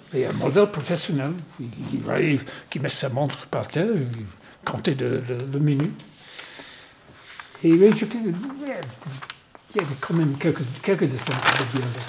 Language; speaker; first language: French; non-native, fluent; English